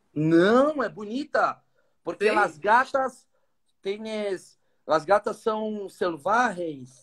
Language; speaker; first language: Spanish; non-native, learner; Portuguese